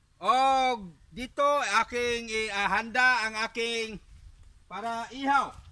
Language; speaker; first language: Filipino; non-native, local second language; Cebuano